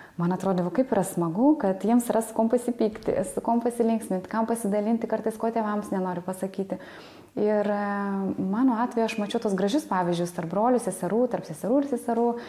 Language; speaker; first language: Lithuanian; native; Lithuanian